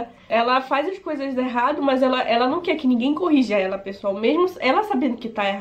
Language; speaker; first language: Portuguese; native; Portuguese